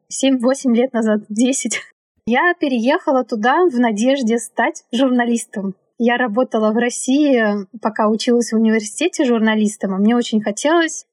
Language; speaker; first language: Russian; native; Russian